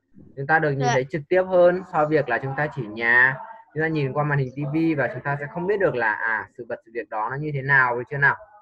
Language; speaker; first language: Vietnamese; native; Vietnamese